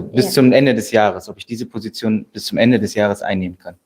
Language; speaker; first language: German; native; German